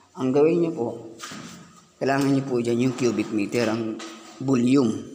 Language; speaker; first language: Filipino; non-native, local second language; Cebuano